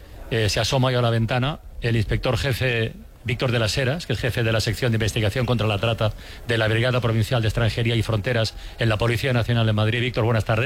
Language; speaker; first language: Spanish; native; Spanish